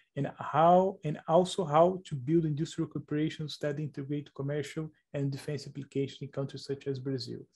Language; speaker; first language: English; non-native, fluent; Portuguese